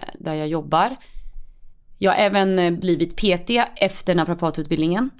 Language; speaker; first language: Swedish; early bilingual, other home language; Spanish